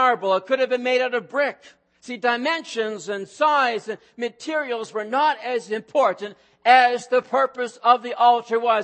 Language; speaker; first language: English; native; English